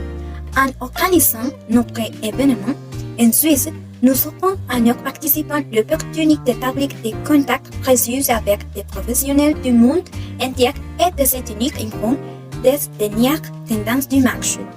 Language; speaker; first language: French; non-native, learner; Spanish